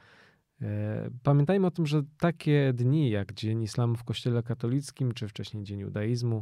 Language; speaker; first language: Polish; native; Polish